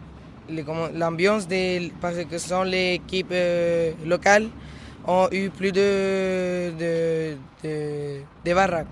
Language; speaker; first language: French; non-native, learner; Spanish